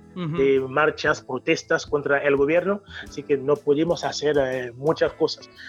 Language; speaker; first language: Spanish; non-native, fluent; Haitian Creole